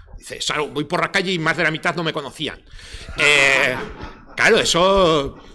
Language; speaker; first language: Spanish; native; Spanish